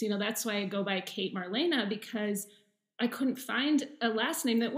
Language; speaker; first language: English; native; English